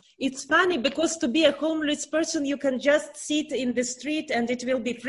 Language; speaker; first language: English; non-native, learner; Russian